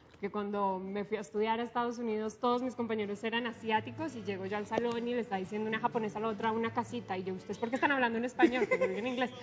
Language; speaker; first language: Spanish; native; Spanish